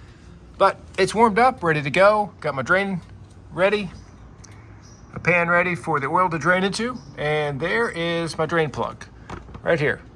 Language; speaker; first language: English; native; English